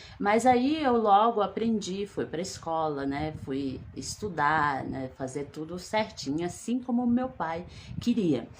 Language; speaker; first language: Portuguese; early bilingual, other home language; Guarani